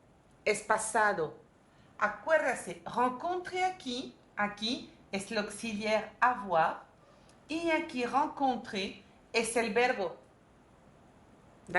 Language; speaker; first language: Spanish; non-native, learner; French